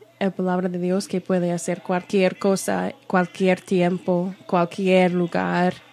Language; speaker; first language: Spanish; non-native, learner; English